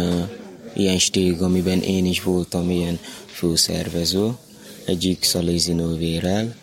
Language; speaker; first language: Hungarian; non-native, learner; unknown